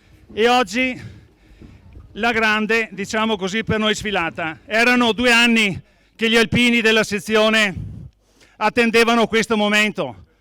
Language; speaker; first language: Italian; native; Italian